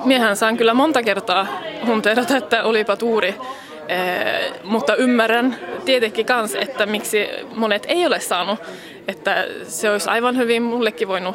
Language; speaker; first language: Finnish; early bilingual, heritage; Finnish